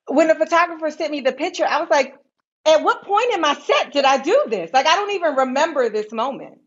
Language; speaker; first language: English; native; English